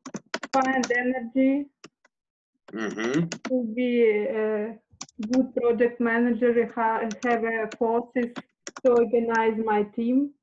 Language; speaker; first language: English; non-native, learner; Russian